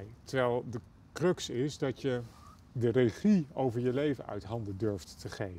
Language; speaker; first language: Dutch; native; Dutch